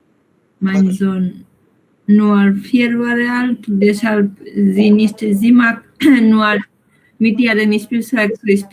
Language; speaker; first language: German; non-native, learner; Bangla